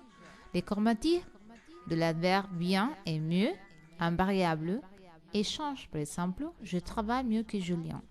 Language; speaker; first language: French; non-native, learner; Spanish